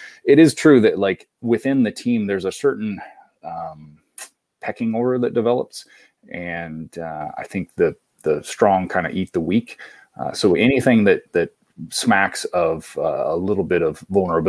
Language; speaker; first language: English; native; English